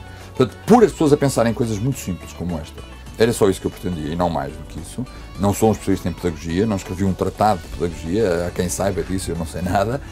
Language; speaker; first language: Portuguese; native; Portuguese